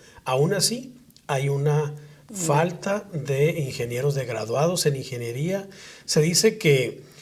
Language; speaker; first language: Spanish; native; Spanish